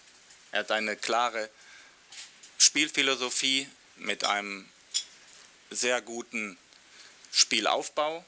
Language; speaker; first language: German; native; German